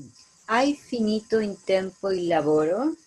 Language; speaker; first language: Italian; non-native, learner; Spanish